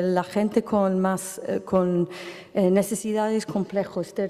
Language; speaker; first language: Spanish; non-native, fluent; English